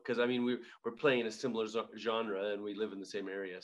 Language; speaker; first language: English; native; English